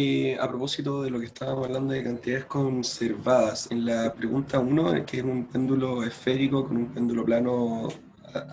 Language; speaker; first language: Spanish; native; Spanish